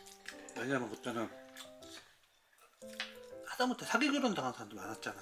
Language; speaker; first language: Korean; native; Korean